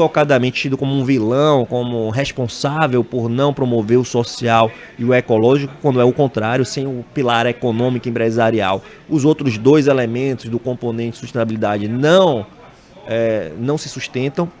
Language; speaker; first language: Portuguese; native; Portuguese